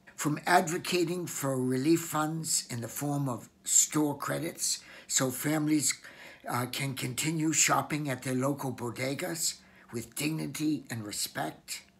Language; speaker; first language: English; native; English